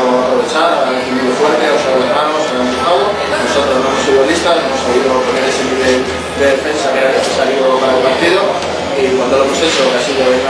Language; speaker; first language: Spanish; native; Spanish